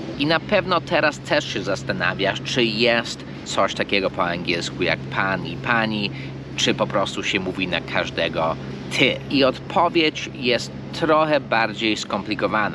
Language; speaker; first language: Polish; non-native, fluent; English